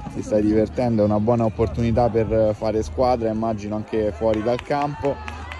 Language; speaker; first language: Italian; native; Italian